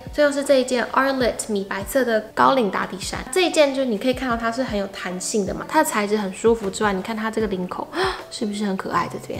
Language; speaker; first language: Chinese; native; Chinese